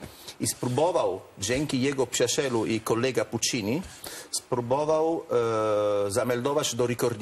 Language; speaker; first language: Polish; non-native, learner; Italian